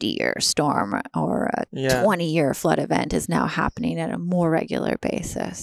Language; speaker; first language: English; native; English